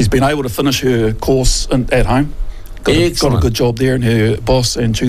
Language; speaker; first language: English; native; English